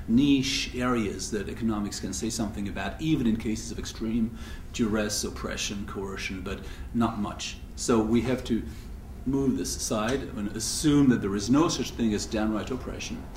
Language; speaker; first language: English; non-native, fluent; French